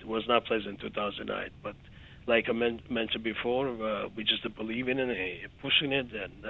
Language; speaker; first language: English; non-native, fluent; Serbian